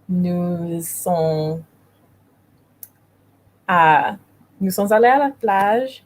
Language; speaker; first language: French; non-native, learner; English